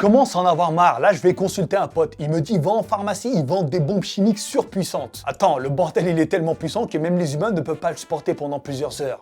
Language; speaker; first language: French; native; French